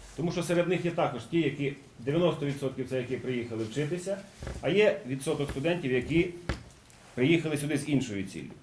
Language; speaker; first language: Ukrainian; native; Ukrainian